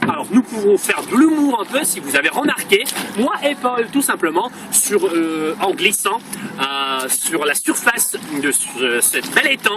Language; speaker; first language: French; non-native, fluent; Russian